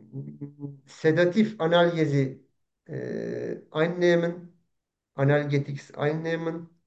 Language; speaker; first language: German; non-native, learner; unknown